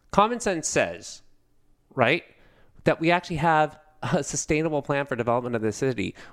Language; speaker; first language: English; native; English